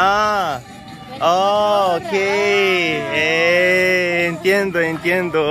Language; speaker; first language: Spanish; non-native, learner; Romanian